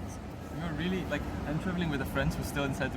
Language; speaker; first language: English; non-native, fluent; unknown